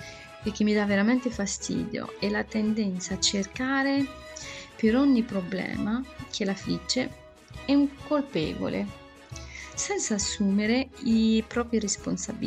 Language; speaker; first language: Italian; non-native, fluent; Arabic